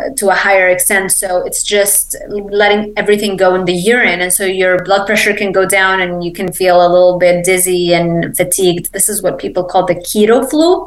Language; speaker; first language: English; non-native, fluent; Arabic